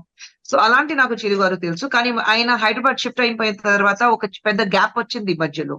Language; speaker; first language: Telugu; non-native, fluent; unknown